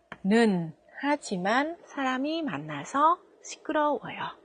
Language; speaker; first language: Korean; non-native, fluent; Vietnamese